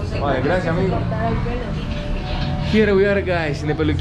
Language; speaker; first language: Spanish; non-native, learner; Greek